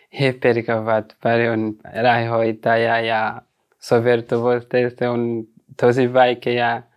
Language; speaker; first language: Finnish; non-native, learner; Rundi